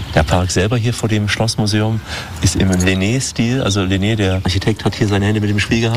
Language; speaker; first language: German; native; German